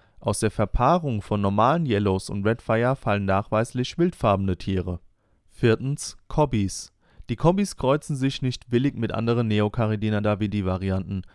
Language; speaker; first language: German; native; German